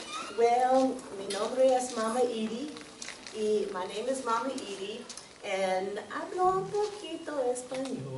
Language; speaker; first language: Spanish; non-native, learner; English